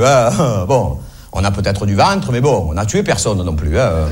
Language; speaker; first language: French; native; French